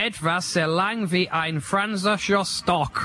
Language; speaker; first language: German; non-native, learner; English